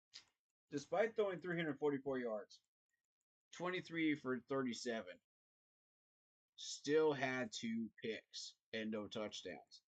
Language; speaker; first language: English; native; English